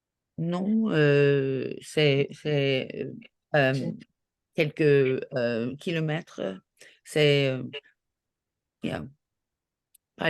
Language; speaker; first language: French; non-native, learner; English